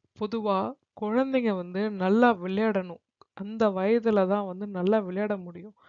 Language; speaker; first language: Tamil; native; Tamil